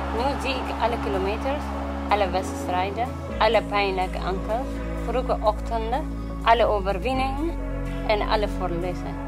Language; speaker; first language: Dutch; non-native, fluent; Oromo